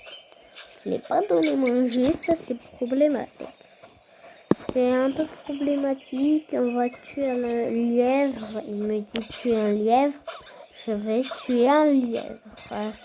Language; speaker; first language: French; non-native, fluent; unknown